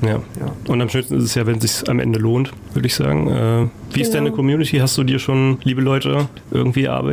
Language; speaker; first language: German; native; German